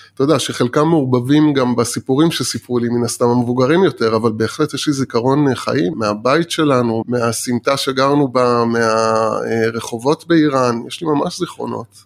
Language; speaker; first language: Hebrew; early bilingual, other home language; Persian